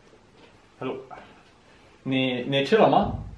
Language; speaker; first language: Chinese; non-native, learner; English